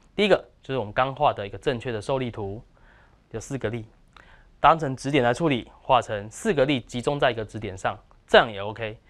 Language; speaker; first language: Chinese; native; Chinese